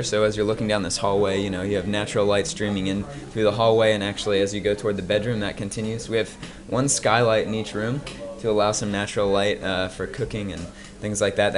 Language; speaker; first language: English; native; English